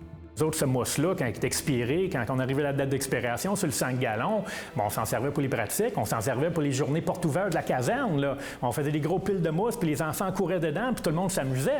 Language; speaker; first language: French; native; French